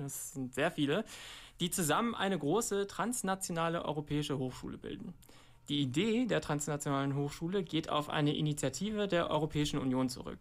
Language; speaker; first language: German; native; German